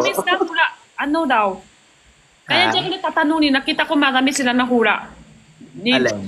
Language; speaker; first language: Filipino; non-native, learner; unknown